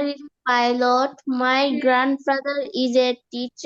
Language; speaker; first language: English; non-native, learner; Bangla